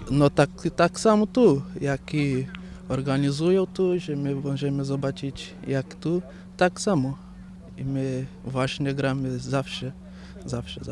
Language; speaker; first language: Polish; non-native, learner; Portuguese